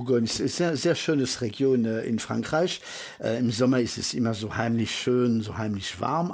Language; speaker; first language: German; early bilingual, heritage; French